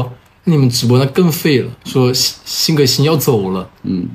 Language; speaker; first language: Chinese; native; Chinese